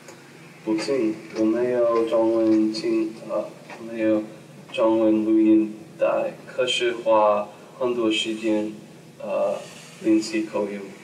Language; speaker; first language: Chinese; non-native, learner; English